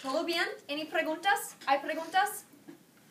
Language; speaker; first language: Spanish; non-native, fluent; English